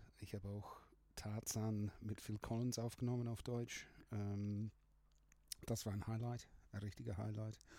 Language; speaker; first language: German; non-native, fluent; English